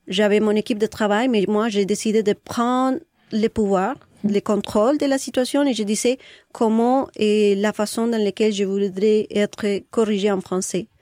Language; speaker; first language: French; non-native, fluent; Spanish